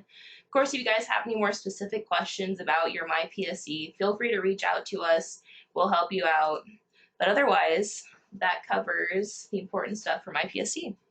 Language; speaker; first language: English; native; English